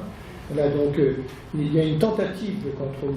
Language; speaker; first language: French; native; French